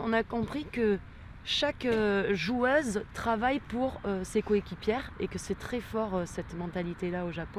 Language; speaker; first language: French; native; French